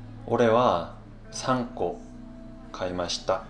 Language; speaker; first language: Japanese; non-native, learner; Korean